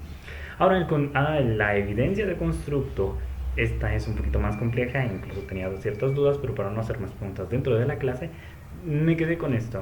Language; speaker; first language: Spanish; native; Spanish